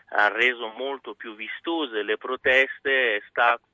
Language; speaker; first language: Italian; non-native, fluent; Persian